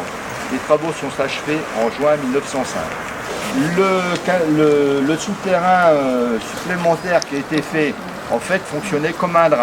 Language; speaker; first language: French; native; French